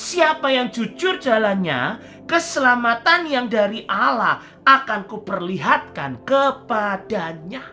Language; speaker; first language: Indonesian; native; Indonesian